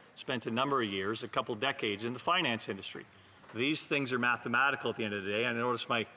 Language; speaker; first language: English; native; English